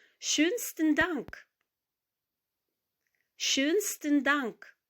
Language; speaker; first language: German; non-native, learner; Ukrainian